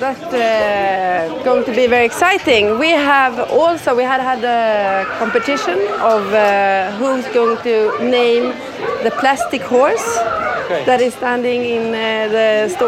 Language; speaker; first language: English; non-native, fluent; Swedish